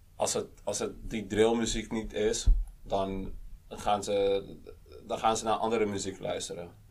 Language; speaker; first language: Dutch; native; Dutch